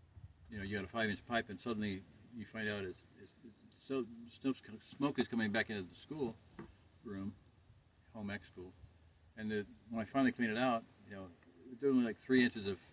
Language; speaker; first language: English; native; English